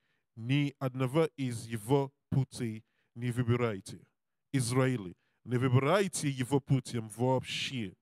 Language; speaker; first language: Russian; non-native, learner; English